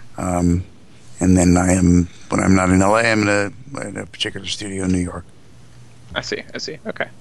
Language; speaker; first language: English; native; English